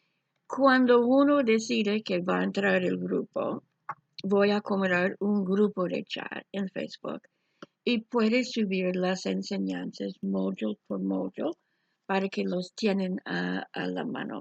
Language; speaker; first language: Spanish; non-native, fluent; English